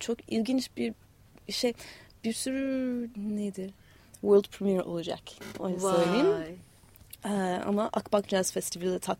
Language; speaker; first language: Turkish; non-native, fluent; English